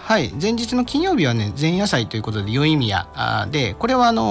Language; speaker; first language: Japanese; native; Japanese